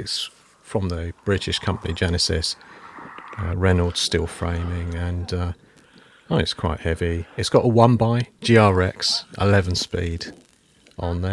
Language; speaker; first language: English; native; English